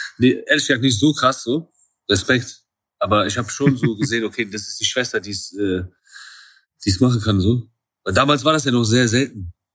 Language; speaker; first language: German; early bilingual, other home language; Kurdish